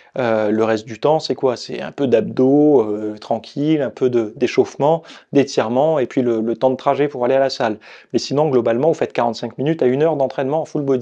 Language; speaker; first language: French; native; French